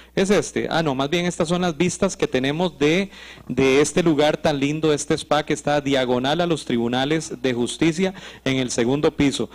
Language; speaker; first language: Spanish; native; Spanish